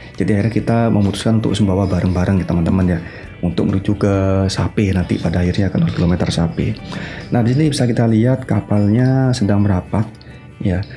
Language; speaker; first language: Indonesian; non-native, local second language; Madurese